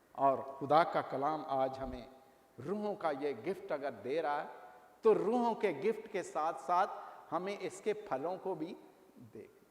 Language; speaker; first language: Urdu; non-native, local second language; Punjabi